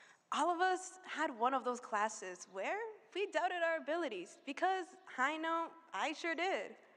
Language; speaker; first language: English; early bilingual, other home language; Spanish